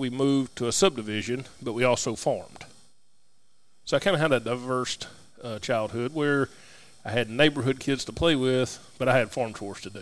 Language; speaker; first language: English; native; English